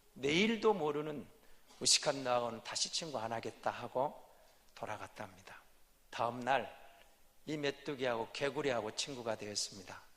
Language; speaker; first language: Korean; native; Korean